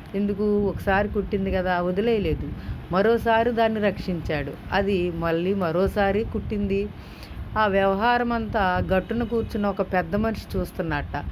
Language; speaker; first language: Telugu; native; Telugu